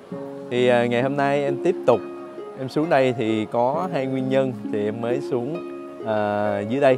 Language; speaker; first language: Vietnamese; native; Vietnamese